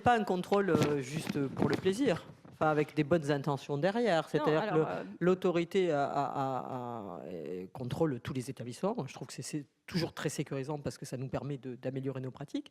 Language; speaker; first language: French; native; French